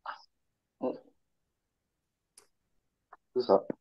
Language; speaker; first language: French; native; French